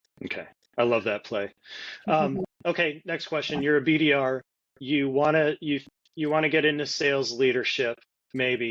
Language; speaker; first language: English; native; English